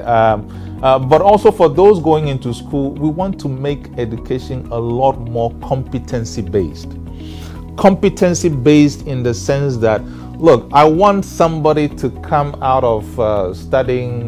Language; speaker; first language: English; non-native, local second language; Ewe